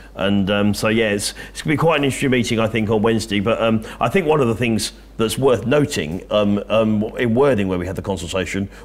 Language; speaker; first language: English; native; English